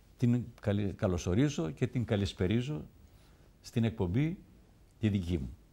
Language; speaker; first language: Greek; native; Greek